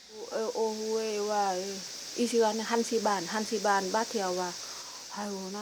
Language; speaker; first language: Korean; non-native, learner; Vietnamese